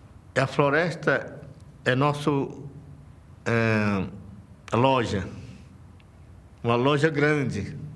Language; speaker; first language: Portuguese; non-native, local second language; Yanomámi